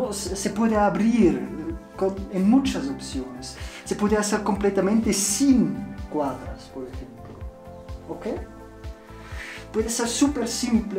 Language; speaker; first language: Spanish; non-native, fluent; German